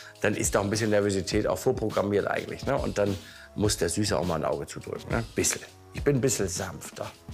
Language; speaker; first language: German; native; German